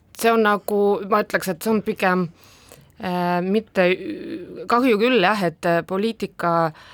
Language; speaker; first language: Estonian; non-native, local second language; Russian